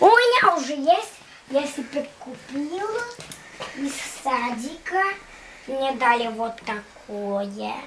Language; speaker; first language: Russian; early bilingual, heritage; Russian